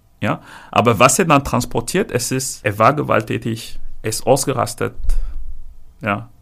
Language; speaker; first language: German; non-native, fluent; French